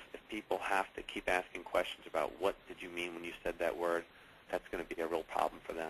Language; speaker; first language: English; native; English